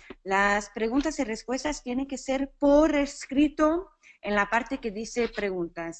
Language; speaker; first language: Spanish; non-native, fluent; English